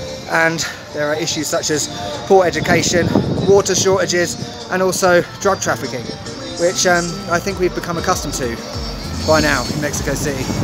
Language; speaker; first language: English; native; English